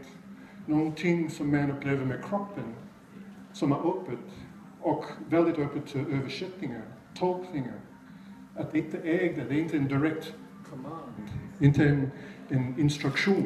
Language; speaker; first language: Swedish; non-native, fluent; English